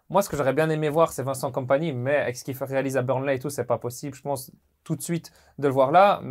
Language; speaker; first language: French; native; French